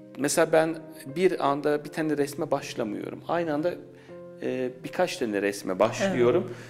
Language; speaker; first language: Turkish; native; Turkish